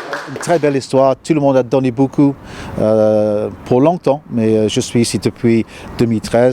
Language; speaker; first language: French; non-native, fluent; English